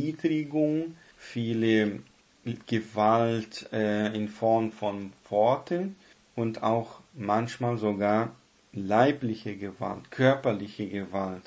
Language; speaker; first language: German; non-native, fluent; Portuguese